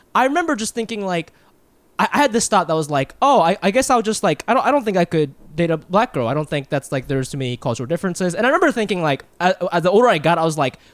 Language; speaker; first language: English; early bilingual, other home language; Japanese